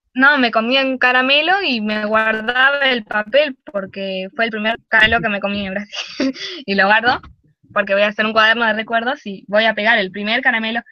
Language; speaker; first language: Spanish; native; Spanish